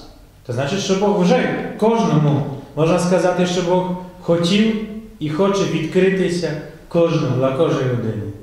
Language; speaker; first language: Ukrainian; non-native, fluent; Polish